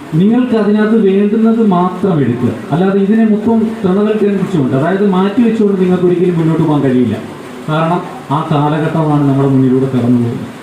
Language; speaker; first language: Malayalam; native; Malayalam